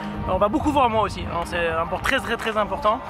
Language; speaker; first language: French; native; French